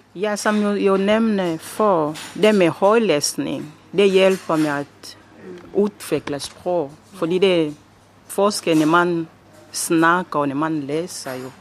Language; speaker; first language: Danish; non-native, learner; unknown